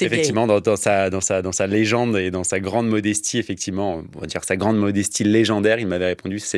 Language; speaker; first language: French; native; French